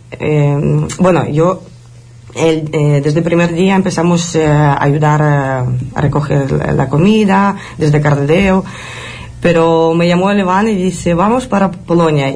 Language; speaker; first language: Spanish; non-native, fluent; Ukrainian